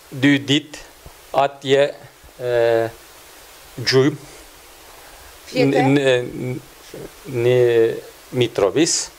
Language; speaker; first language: Albanian; non-native, learner; Turkish